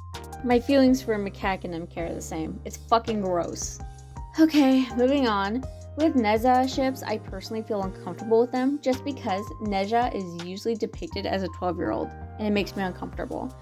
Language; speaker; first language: English; native; English